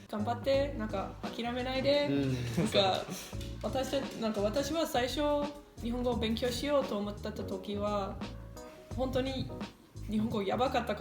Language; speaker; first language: Japanese; non-native, fluent; English